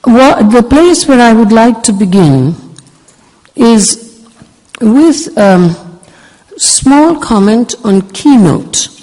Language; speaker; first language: English; non-native, local second language; Bangla